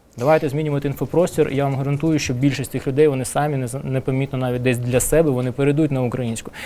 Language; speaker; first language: Ukrainian; non-native, local second language; Russian